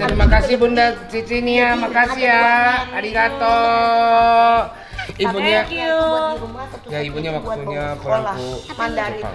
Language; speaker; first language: Indonesian; non-native, fluent; Japanese